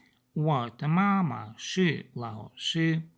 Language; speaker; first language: Chinese; non-native, learner; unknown